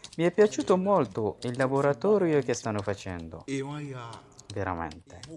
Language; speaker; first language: Italian; non-native, learner; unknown